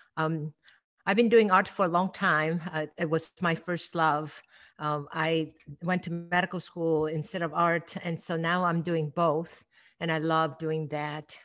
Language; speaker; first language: English; non-native, fluent; Korean